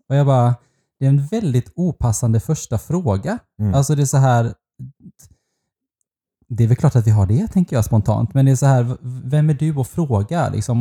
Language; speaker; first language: Swedish; native; Swedish